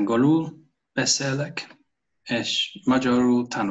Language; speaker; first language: Hungarian; non-native, learner; English